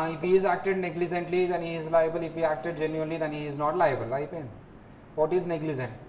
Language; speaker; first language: English; non-native, local second language; Telugu